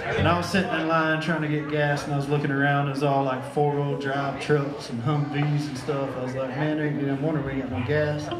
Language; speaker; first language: English; native; English